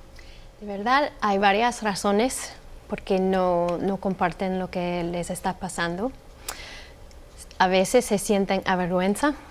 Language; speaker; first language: Spanish; non-native, fluent; English